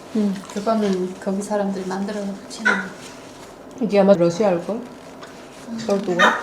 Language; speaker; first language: Korean; native; Korean